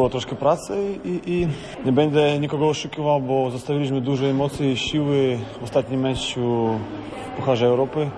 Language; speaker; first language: Polish; non-native, fluent; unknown